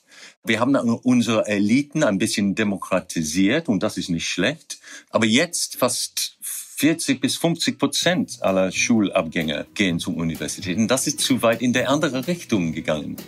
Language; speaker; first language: German; non-native, fluent; English